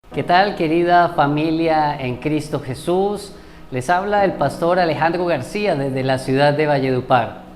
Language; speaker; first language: Spanish; native; Spanish